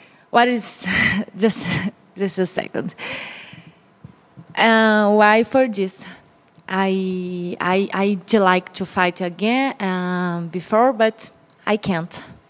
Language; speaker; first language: English; non-native, learner; Portuguese